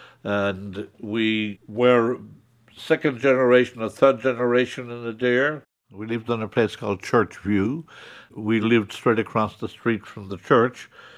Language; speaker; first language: English; native; English